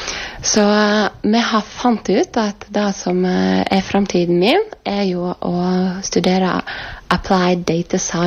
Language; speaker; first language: Norwegian; non-native, fluent; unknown